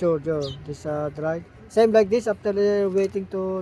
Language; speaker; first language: English; non-native, learner; Filipino